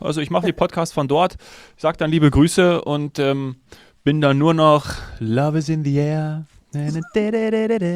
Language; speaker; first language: German; native; German